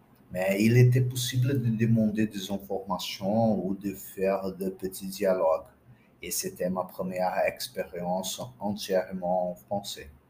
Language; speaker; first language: French; non-native, fluent; Portuguese